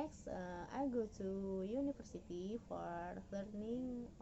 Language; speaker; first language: English; non-native, learner; Indonesian